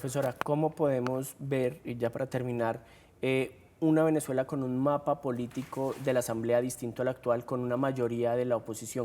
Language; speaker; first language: Spanish; native; Spanish